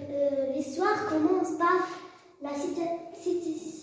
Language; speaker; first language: French; non-native, learner; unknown